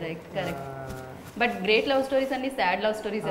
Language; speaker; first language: Telugu; native; Telugu